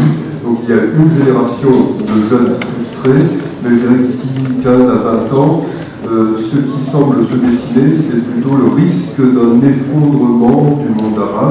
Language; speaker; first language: French; native; French